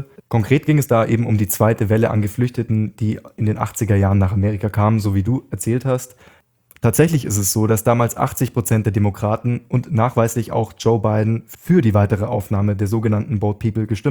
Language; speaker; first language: German; native; German